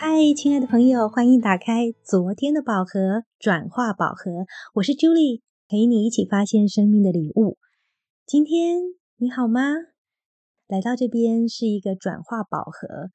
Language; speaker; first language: Chinese; native; Chinese